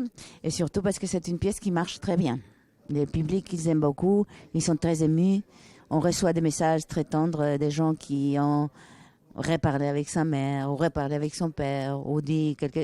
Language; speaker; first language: French; non-native, fluent; Spanish